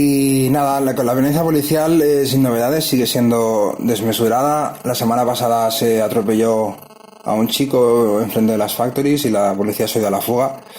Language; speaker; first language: Spanish; native; Spanish